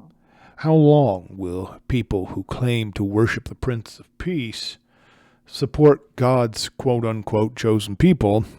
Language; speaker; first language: English; native; English